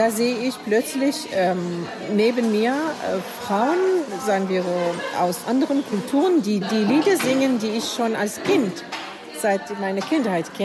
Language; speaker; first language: German; non-native, fluent; Arabic